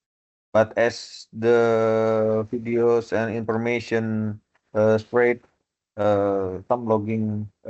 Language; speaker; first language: English; non-native, fluent; Indonesian